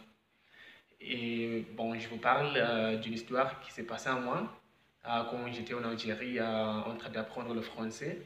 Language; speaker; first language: French; non-native, fluent; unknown